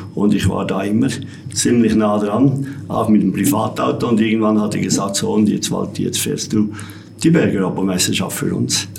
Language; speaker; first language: German; native; German